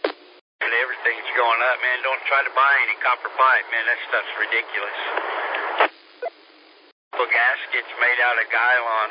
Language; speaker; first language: English; native; English